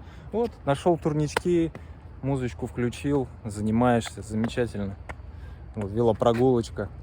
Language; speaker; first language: Russian; native; Russian